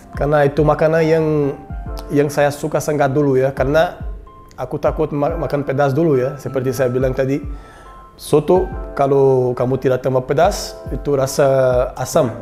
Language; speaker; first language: Indonesian; non-native, learner; Portuguese